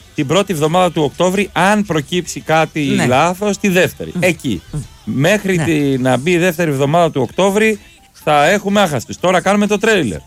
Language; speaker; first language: Greek; native; Greek